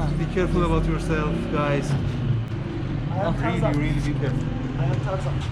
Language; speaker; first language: English; non-native, learner; Turkish